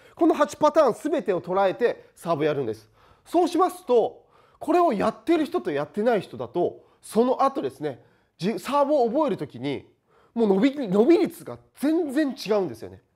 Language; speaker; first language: Japanese; native; Japanese